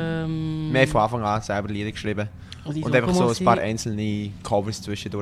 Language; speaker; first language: German; native; German